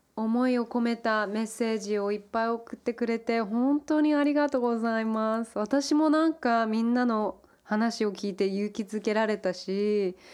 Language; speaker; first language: Japanese; early bilingual, heritage; English